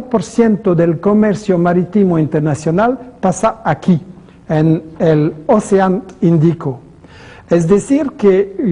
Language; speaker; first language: Spanish; non-native, fluent; French